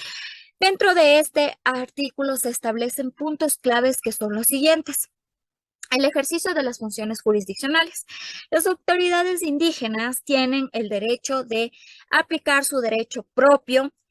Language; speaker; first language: Spanish; native; Spanish